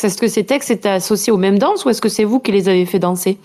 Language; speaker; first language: French; native; French